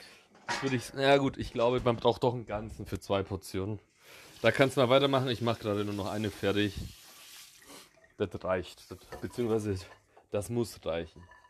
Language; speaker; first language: German; native; German